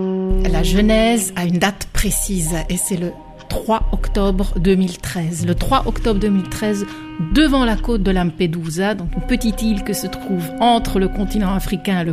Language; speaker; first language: French; non-native, fluent; Italian